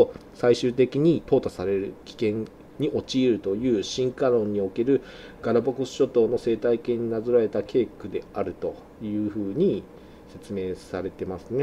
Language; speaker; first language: Japanese; native; Japanese